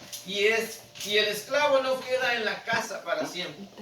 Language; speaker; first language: Spanish; native; Spanish